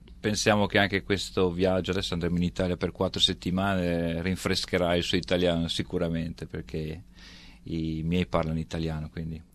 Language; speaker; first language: Italian; native; Italian